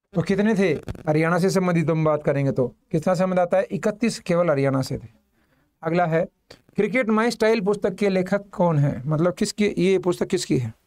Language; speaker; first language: Hindi; native; Hindi